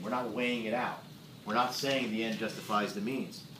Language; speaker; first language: English; native; English